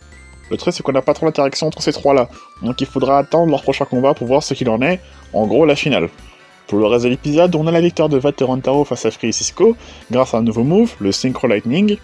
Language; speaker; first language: French; native; French